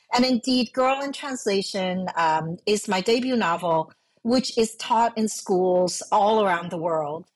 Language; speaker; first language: English; early bilingual, other home language; Cantonese